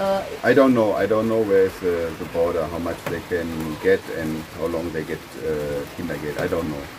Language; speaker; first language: English; non-native, fluent; German